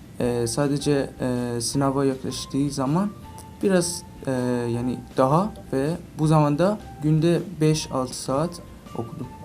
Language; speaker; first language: Turkish; non-native, learner; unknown